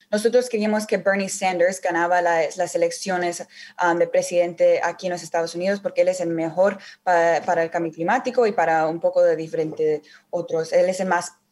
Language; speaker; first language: Spanish; early bilingual, heritage; Spanish